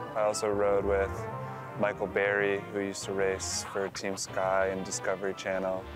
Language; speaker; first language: English; native; English